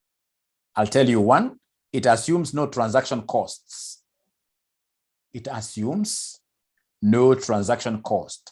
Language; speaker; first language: English; non-native, local second language; Swahili